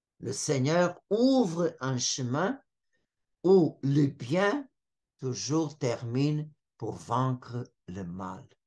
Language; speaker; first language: French; non-native, fluent; Portuguese